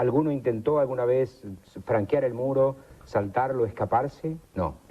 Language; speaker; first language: Spanish; native; Spanish